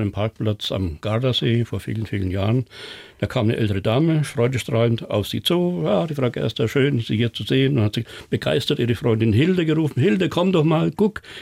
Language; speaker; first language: German; native; German